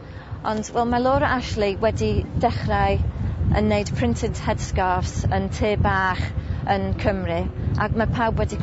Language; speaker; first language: Welsh; non-native, local second language; English